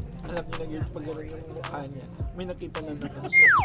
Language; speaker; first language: Filipino; native; Filipino